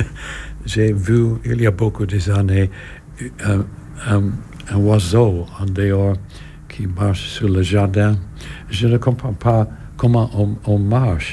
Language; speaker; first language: French; non-native, learner; English